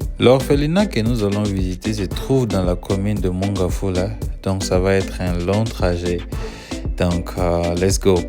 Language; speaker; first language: French; non-native, local second language; Lingala